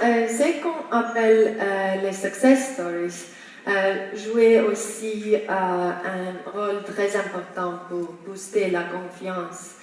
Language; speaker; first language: French; non-native, fluent; Estonian